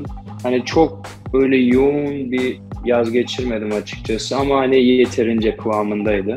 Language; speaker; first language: Turkish; native; Turkish